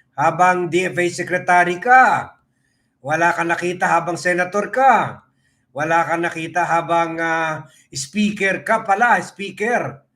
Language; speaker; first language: Filipino; native; Filipino